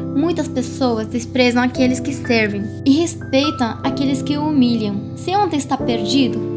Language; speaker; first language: Portuguese; non-native, fluent; Arabic